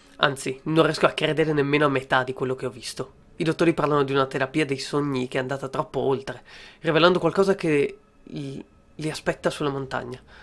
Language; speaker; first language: Italian; native; Italian